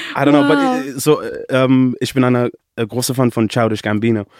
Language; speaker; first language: German; non-native, fluent; English